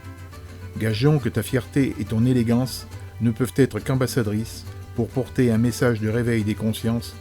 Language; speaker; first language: French; native; French